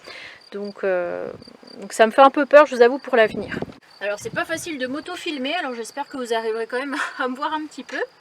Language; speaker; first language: French; native; French